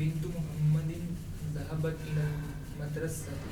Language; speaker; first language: Arabic; non-native, learner; Urdu